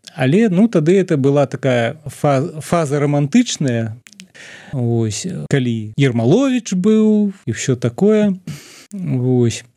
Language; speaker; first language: Belarusian; native; Belarusian